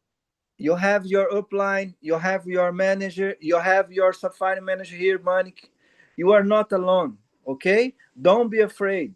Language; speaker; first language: English; non-native, learner; Portuguese